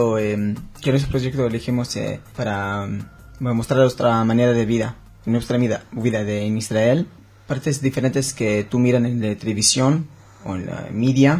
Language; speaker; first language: Spanish; non-native, learner; Hebrew